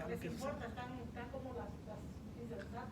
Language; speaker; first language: Spanish; native; Spanish